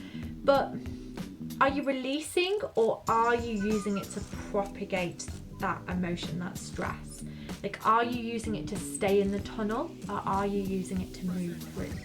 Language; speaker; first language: English; native; English